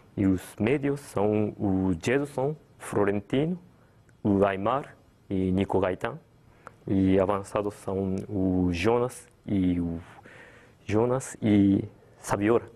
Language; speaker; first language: Portuguese; non-native, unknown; Japanese